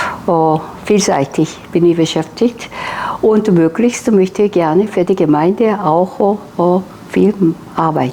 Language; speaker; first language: German; non-native, fluent; Korean